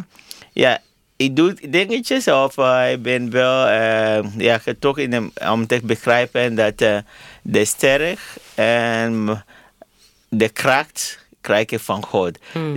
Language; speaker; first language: Dutch; non-native, learner; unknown